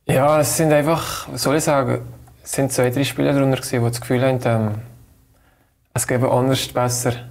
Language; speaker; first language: German; native; German